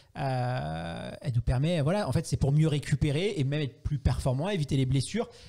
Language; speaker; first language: French; native; French